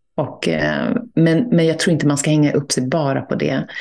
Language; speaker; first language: Swedish; native; Swedish